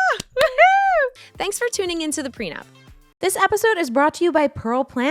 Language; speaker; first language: English; native; English